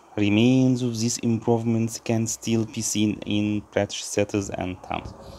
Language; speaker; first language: English; non-native, fluent; Arabic